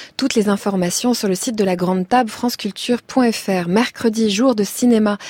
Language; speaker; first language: French; native; French